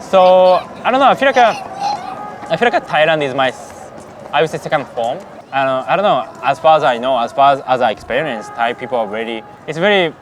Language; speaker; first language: English; non-native, fluent; Japanese